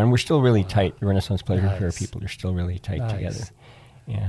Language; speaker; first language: English; native; English